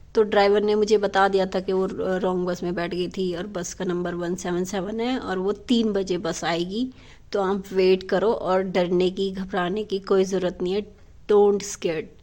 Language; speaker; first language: Hindi; native; Hindi